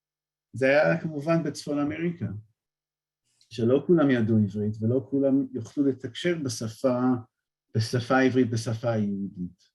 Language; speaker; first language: Hebrew; non-native, fluent; English